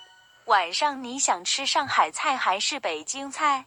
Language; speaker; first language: Chinese; non-native, learner; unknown